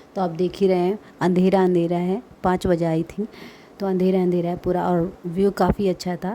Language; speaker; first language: Hindi; native; Hindi